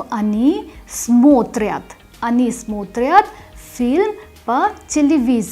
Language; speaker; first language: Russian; non-native, fluent; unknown